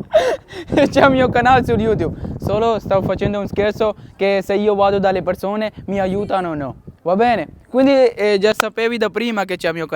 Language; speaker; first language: Italian; non-native, learner; Urdu